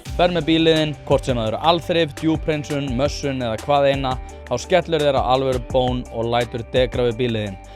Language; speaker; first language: Icelandic; native; Icelandic